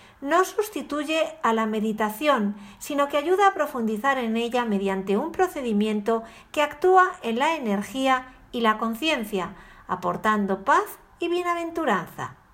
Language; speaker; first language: Spanish; native; Spanish